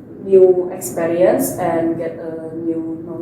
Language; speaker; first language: English; non-native, learner; Indonesian